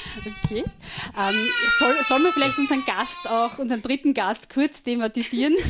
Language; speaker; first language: German; native; German